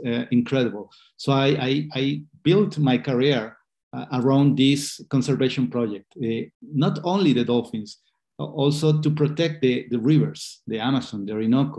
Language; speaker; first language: English; non-native, fluent; Spanish